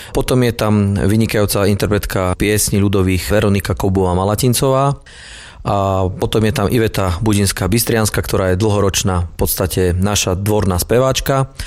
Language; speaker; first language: Slovak; native; Slovak